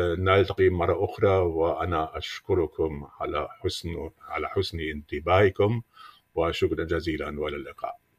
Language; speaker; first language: Arabic; non-native, fluent; German